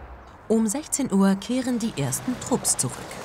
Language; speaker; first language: German; native; German